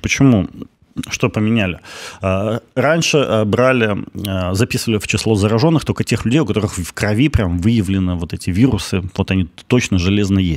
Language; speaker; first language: Russian; native; Russian